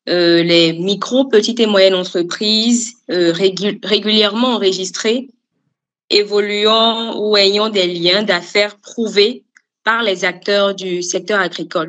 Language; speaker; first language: French; native; French